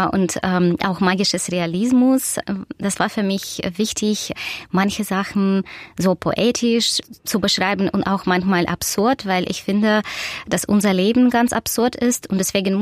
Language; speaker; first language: German; non-native, fluent; Russian